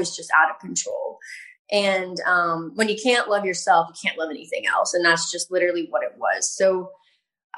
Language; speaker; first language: English; native; English